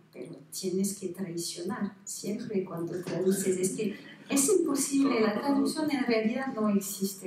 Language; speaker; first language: Spanish; non-native, fluent; French